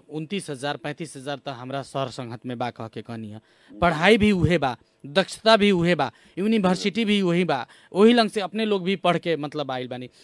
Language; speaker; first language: Bhojpuri; native; Bhojpuri